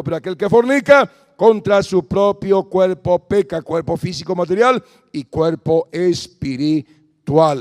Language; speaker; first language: Spanish; native; Spanish